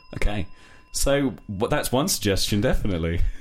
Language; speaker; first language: English; native; English